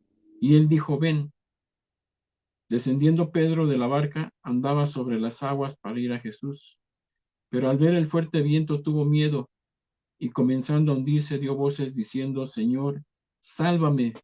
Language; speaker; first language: Spanish; native; Spanish